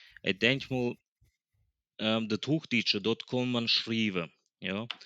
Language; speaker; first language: German; early bilingual, other home language; Plautdietsch